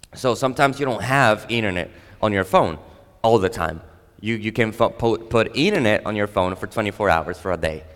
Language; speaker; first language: English; non-native, fluent; Spanish